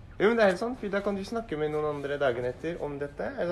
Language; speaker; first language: Norwegian; non-native, learner; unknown